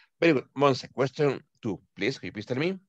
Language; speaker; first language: English; non-native, fluent; Spanish